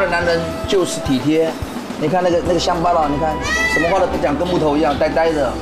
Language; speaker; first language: Chinese; native; Chinese